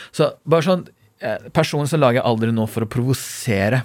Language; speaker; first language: Norwegian; non-native, fluent; Persian